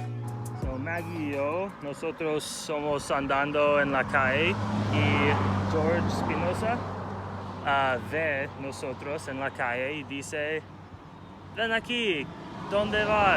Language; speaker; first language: Spanish; non-native, learner; English